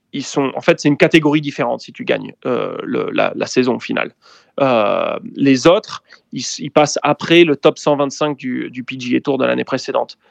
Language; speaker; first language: French; native; French